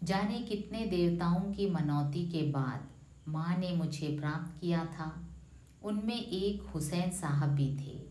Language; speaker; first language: Hindi; non-native, local second language; Malayalam